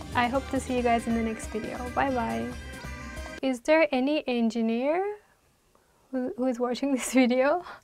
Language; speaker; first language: English; non-native, fluent; Turkish